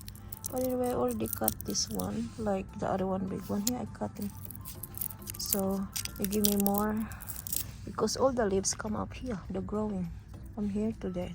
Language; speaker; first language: English; non-native, fluent; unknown